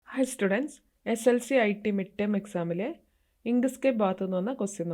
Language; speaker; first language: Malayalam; native; Malayalam